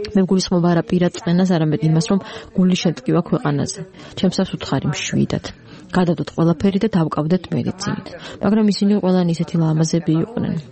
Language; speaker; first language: Georgian; non-native, local second language; Abkhazian